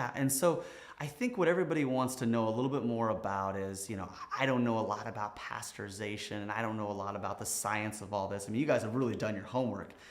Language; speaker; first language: English; native; English